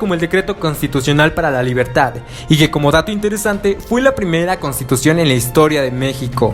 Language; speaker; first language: Spanish; native; Spanish